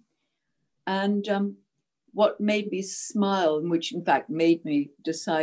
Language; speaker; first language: English; non-native, local second language; Czech